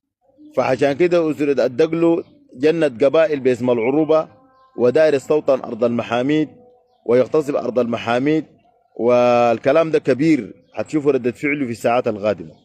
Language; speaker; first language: Arabic; native; Arabic